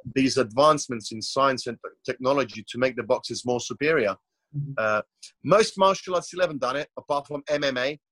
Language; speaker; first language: English; non-native, fluent; Croatian